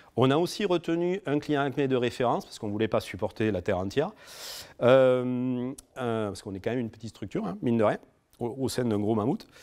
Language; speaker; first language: French; native; French